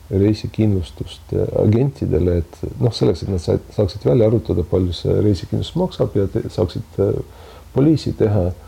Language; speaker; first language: Estonian; non-native, local second language; Russian